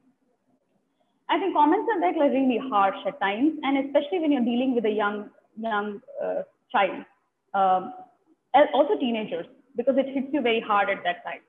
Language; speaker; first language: English; non-native, local second language; Tamil